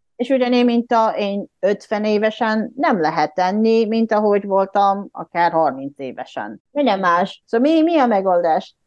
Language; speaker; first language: Hungarian; non-native, fluent; Japanese